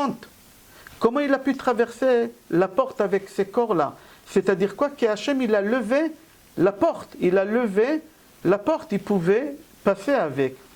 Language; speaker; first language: French; native; French